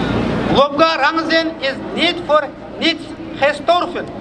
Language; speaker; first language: Dutch; non-native, fluent; Uyghur